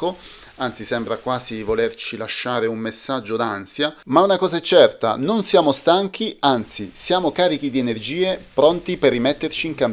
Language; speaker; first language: Italian; native; Italian